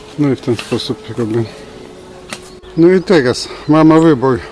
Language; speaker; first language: Polish; non-native, fluent; Turkish